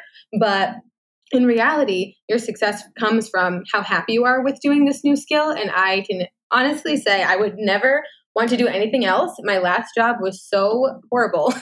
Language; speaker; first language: English; native; English